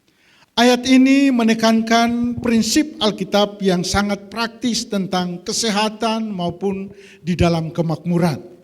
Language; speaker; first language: Indonesian; native; Indonesian